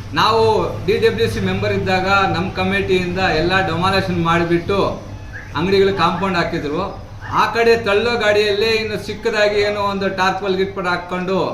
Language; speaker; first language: Kannada; non-native, local second language; Urdu